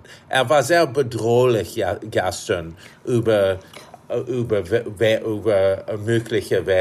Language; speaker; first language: German; non-native, fluent; English